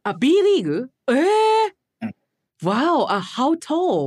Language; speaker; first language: English; non-native, learner; Japanese